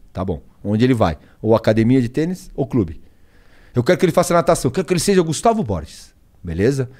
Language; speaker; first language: Portuguese; early bilingual, other home language; Spanish